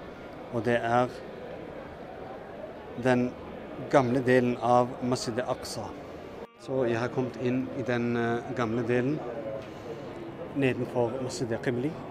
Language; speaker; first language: Norwegian; early bilingual, other home language; Urdu